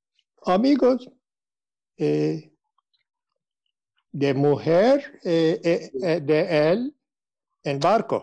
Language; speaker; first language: Spanish; non-native, learner; Turkish